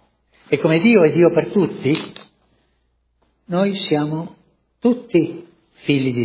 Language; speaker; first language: Italian; non-native, fluent; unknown